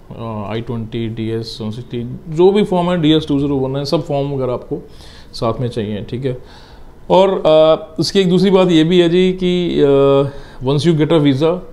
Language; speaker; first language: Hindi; non-native, local second language; Punjabi